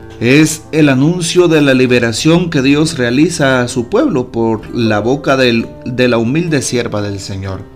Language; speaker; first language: Spanish; native; Spanish